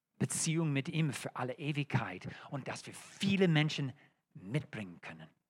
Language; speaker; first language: German; non-native, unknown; English